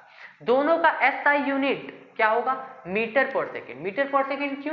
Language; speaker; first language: Hindi; native; Hindi